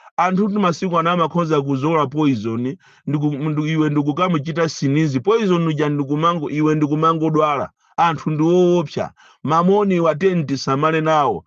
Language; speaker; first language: Nyanja; native; Nyanja